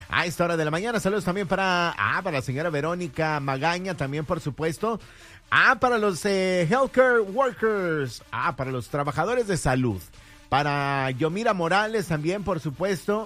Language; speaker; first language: Spanish; native; Spanish